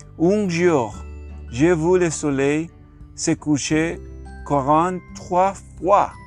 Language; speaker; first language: French; non-native, learner; Spanish